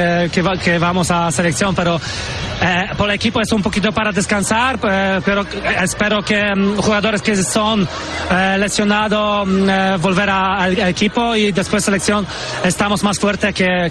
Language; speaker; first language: Spanish; non-native, learner; Polish